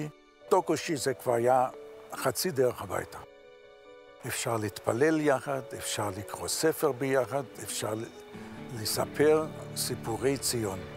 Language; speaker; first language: Hebrew; non-native, fluent; Yiddish